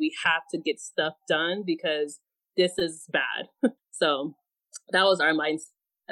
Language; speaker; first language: English; native; English